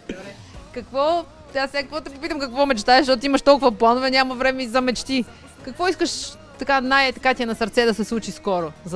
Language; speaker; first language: Bulgarian; native; Bulgarian